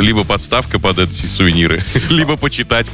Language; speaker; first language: Russian; native; Russian